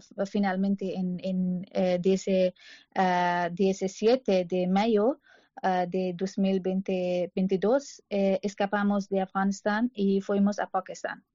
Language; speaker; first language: Spanish; non-native, learner; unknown